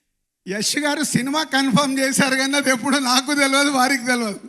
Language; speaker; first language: Telugu; native; Telugu